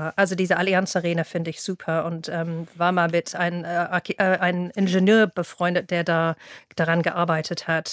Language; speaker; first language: German; non-native, fluent; English